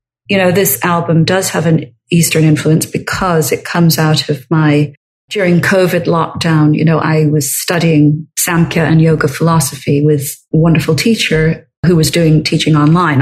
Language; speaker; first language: English; native; English